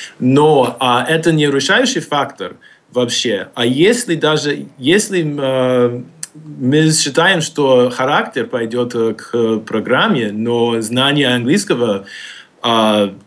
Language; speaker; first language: Russian; non-native, fluent; English